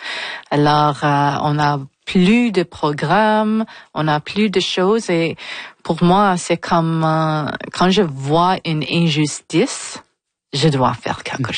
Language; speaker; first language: French; non-native, local second language; English